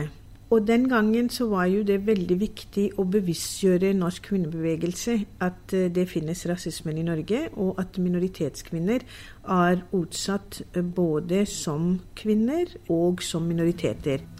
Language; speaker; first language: Norwegian; non-native, fluent; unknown